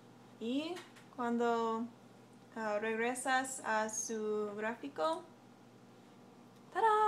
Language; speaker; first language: Spanish; non-native, learner; English